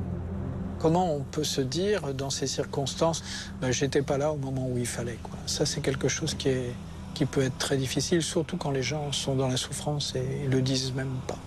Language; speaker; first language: French; native; French